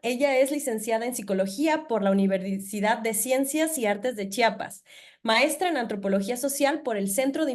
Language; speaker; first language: Spanish; native; Spanish